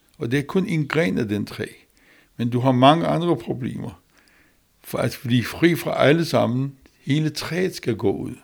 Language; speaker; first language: Danish; non-native, learner; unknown